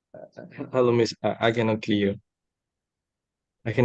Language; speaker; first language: English; non-native, learner; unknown